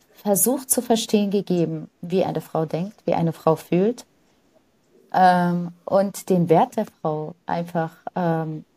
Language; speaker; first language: German; early bilingual, other home language; Arabic